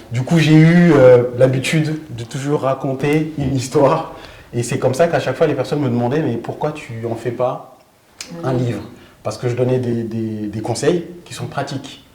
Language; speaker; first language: French; early bilingual, other home language; Fula